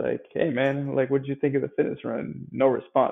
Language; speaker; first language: English; native; English